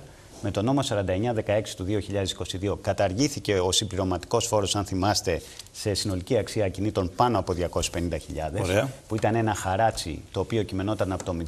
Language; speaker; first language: Greek; native; Greek